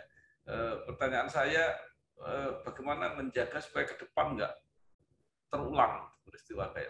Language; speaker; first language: Indonesian; native; Indonesian